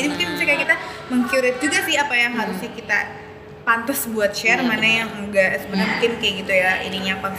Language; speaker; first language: Indonesian; native; Indonesian